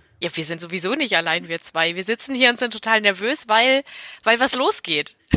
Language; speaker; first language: German; native; German